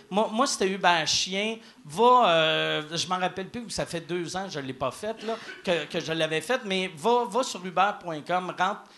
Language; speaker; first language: French; native; French